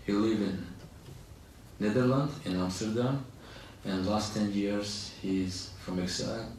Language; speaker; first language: English; non-native, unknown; Azerbaijani